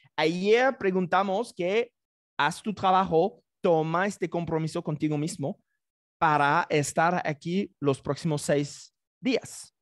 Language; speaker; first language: Spanish; non-native, fluent; English